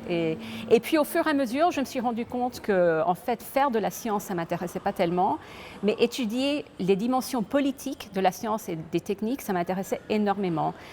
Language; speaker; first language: French; early bilingual, other home language; English